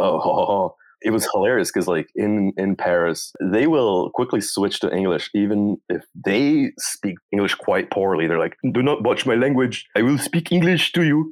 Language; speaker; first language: English; non-native, fluent; Portuguese